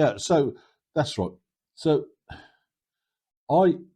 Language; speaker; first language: English; native; English